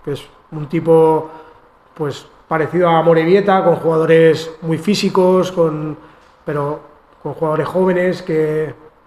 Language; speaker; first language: Spanish; non-native, local second language; Catalan